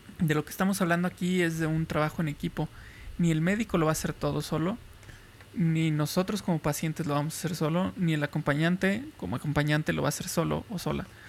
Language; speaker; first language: Spanish; native; Spanish